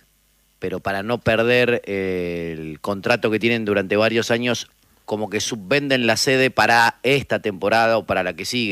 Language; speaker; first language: Spanish; native; Spanish